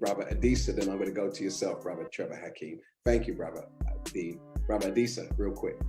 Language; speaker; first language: English; native; English